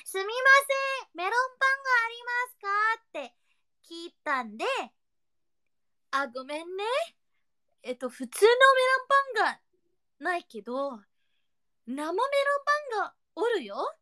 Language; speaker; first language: Japanese; non-native, learner; Indonesian